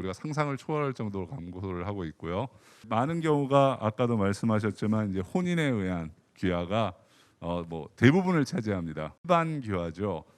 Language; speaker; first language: Korean; native; Korean